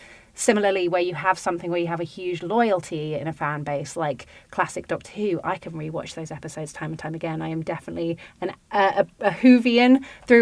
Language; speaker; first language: English; native; English